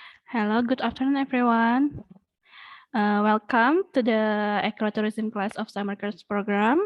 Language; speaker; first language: English; non-native, fluent; Indonesian